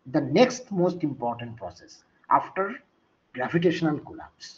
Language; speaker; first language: English; non-native, local second language; Bangla